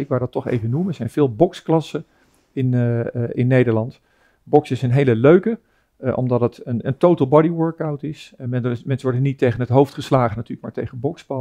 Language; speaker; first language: Dutch; native; Dutch